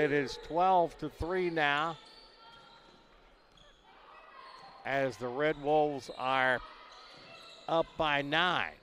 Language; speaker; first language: English; native; English